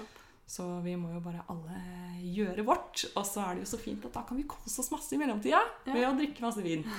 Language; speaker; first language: Norwegian; native; Norwegian